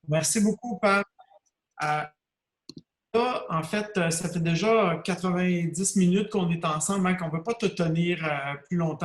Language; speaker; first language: French; native; French